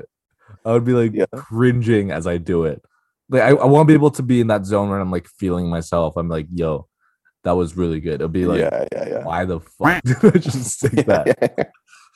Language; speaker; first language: English; non-native, local second language; Cantonese